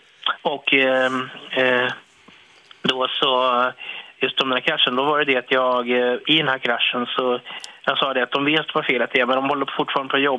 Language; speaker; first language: Swedish; native; Swedish